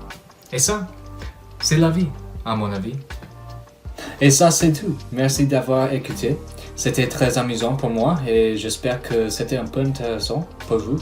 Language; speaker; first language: French; non-native, fluent; English